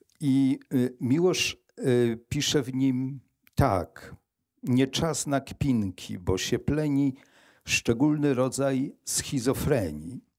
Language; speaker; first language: Polish; native; Polish